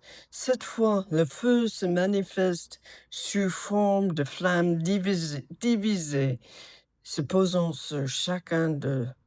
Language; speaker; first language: French; non-native, fluent; English